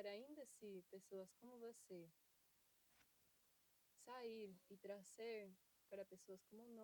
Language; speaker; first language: Portuguese; non-native, fluent; Spanish